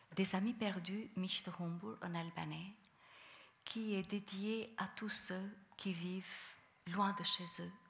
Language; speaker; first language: French; non-native, fluent; Albanian